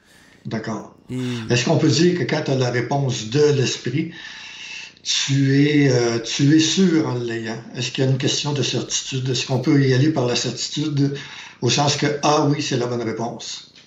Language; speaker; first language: French; native; French